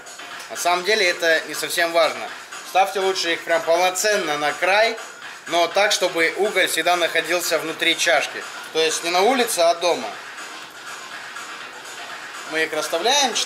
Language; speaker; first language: Russian; native; Russian